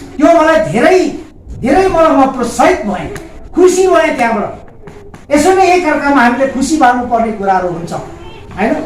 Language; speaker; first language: Nepali; non-native, local second language; Limbu